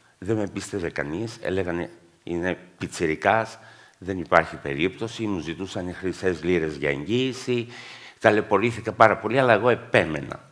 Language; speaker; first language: Greek; native; Greek